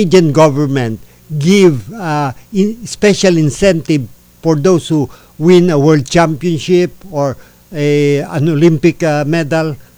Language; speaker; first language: English; non-native, local second language; Filipino